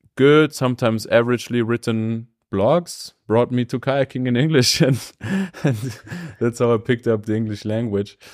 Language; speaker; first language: English; non-native, fluent; German